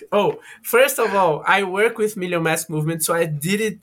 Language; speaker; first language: English; non-native, learner; Portuguese